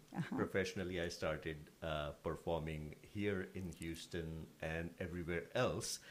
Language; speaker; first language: English; non-native, local second language; Marathi